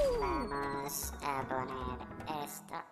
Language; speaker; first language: Spanish; native; Spanish